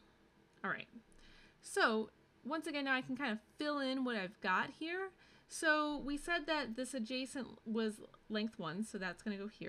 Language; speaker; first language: English; native; English